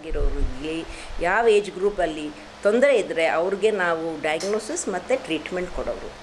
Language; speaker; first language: Kannada; non-native, local second language; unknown